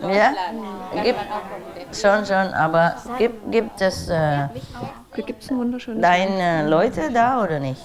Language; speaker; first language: German; non-native, learner; Vietnamese